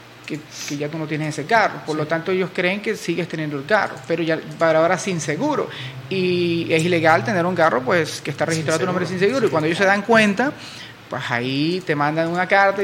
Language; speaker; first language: Spanish; native; Spanish